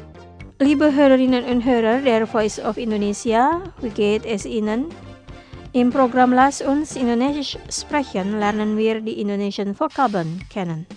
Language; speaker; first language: German; non-native, fluent; Indonesian